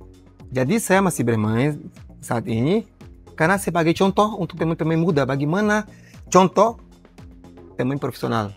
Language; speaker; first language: Indonesian; non-native, learner; Portuguese